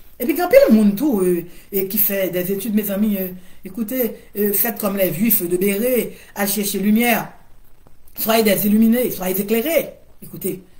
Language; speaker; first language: French; non-native, local second language; Haitian Creole